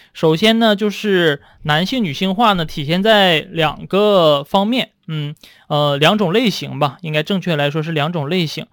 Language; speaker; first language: Chinese; native; Chinese